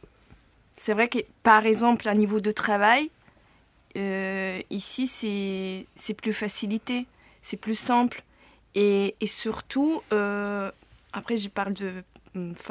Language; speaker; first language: French; non-native, fluent; Italian